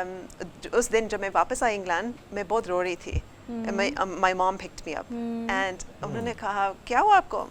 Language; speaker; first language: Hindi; early bilingual, heritage; English